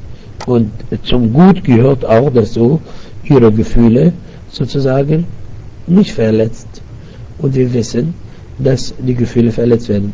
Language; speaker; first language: German; non-native, fluent; Arabic